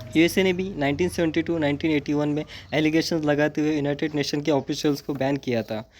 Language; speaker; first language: Hindi; non-native, local second language; Marathi